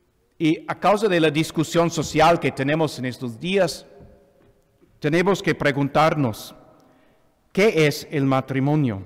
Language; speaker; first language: Spanish; non-native, fluent; English